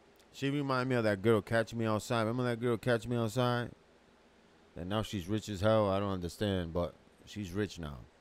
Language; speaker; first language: English; early bilingual, other home language; Spanish